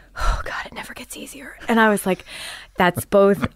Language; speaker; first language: English; native; English